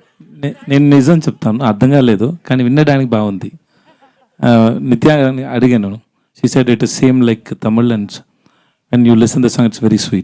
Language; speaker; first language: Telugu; non-native, learner; Tamil